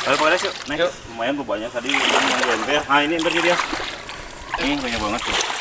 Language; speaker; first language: Indonesian; non-native, local second language; Sundanese